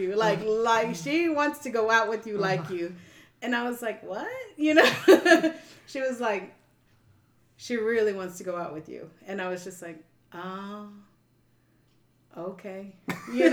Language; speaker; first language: English; native; English